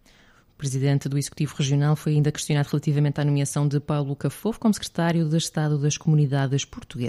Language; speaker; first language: Portuguese; native; Portuguese